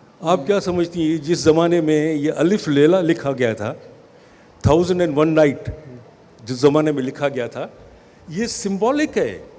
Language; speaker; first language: Urdu; non-native, local second language; Sindhi